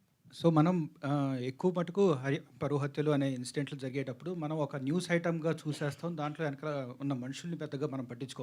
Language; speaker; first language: Telugu; native; Telugu